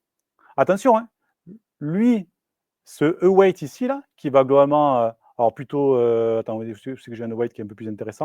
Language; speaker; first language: French; native; French